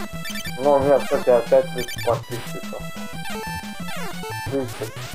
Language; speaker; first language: Russian; native; Russian